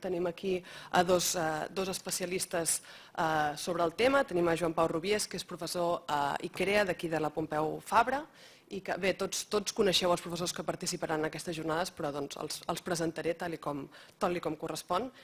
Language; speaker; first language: Catalan; native; Catalan